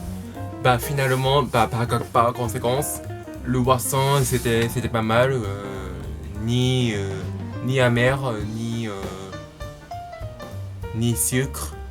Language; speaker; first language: French; non-native, learner; Japanese